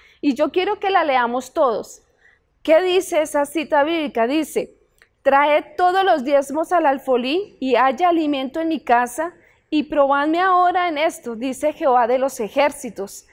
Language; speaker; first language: Spanish; native; Spanish